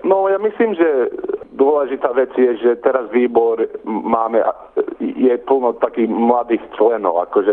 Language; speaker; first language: Slovak; early bilingual, heritage; Slovak